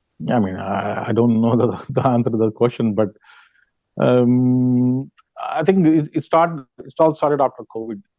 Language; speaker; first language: English; non-native, local second language; Telugu